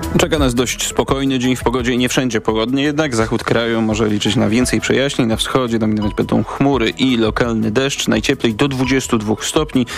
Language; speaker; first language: Polish; native; Polish